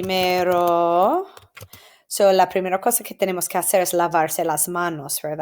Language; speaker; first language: Spanish; non-native, fluent; English